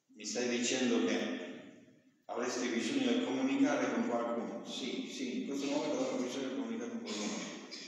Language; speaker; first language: Italian; non-native, fluent; Spanish